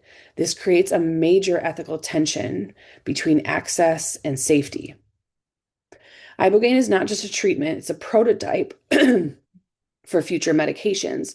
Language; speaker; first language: English; native; English